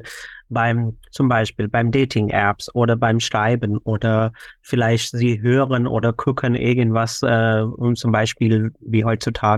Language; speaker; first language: German; non-native, fluent; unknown